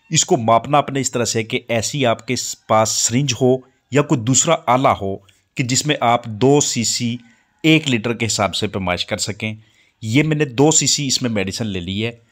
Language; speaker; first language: Urdu; non-native, local second language; Punjabi